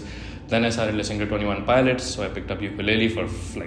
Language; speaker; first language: English; non-native, local second language; Hindi